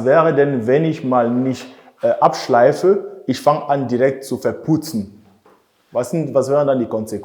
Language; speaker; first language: German; non-native, fluent; French